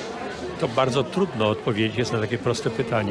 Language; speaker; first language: Polish; native; Polish